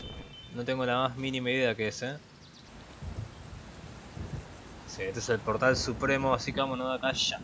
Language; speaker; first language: Spanish; native; Spanish